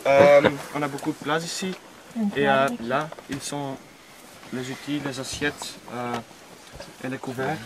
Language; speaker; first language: French; non-native, local second language; Dutch